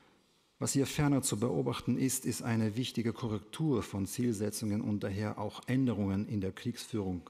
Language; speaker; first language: German; non-native, fluent; Ukrainian